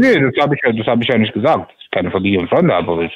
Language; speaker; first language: German; native; German